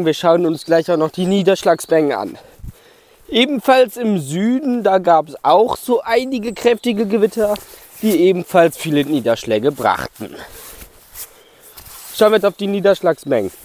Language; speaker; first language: German; native; German